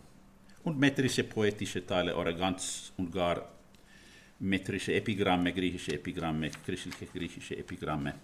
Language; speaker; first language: German; non-native, fluent; Finnish